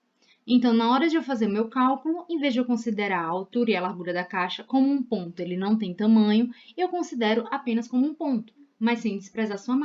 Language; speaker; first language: Portuguese; native; Portuguese